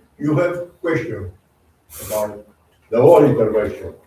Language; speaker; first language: English; non-native, learner; Romanian